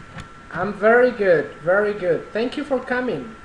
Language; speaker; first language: English; non-native, fluent; Spanish